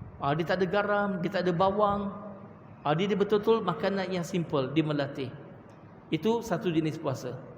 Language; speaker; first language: Malay; non-native, local second language; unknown